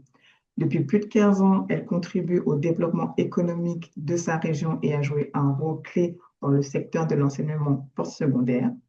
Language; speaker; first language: French; native; French